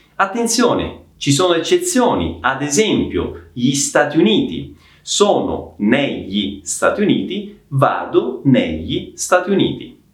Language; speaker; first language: Italian; native; Italian